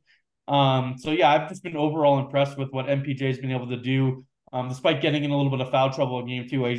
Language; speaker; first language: English; native; English